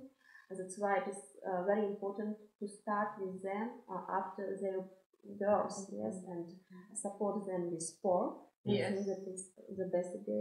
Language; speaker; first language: English; non-native, fluent; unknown